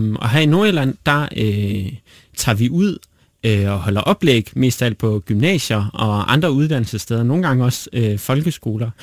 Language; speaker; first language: Danish; native; Danish